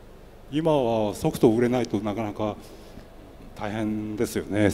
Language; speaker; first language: Japanese; native; Japanese